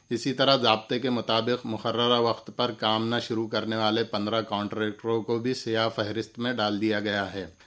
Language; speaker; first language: Urdu; native; Urdu